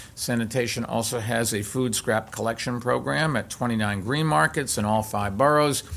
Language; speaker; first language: English; native; English